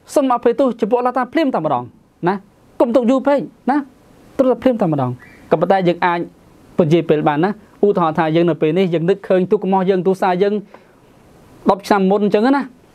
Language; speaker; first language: Khmer; non-native, local second language; Western Cham